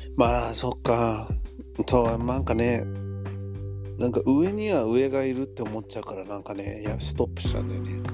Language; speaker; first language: Japanese; early bilingual, heritage; Japanese